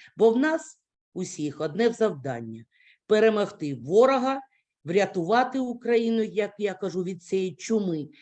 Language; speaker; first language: Ukrainian; native; Ukrainian